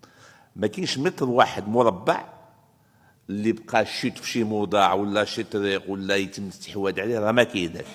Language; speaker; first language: Arabic; native; Arabic